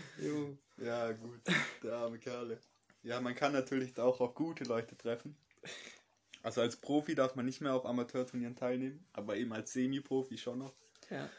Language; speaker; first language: German; native; German